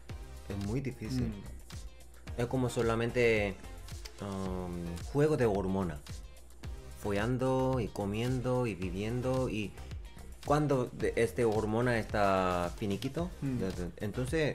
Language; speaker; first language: Spanish; non-native, learner; Korean